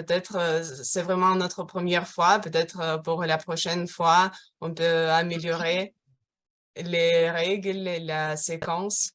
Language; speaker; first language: French; non-native, fluent; Russian